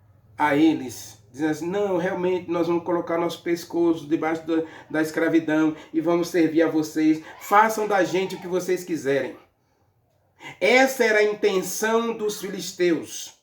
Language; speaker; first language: Portuguese; native; Portuguese